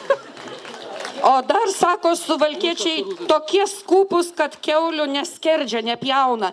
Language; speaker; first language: Lithuanian; native; Lithuanian